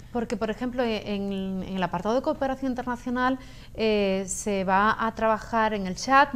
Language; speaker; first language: Spanish; native; Spanish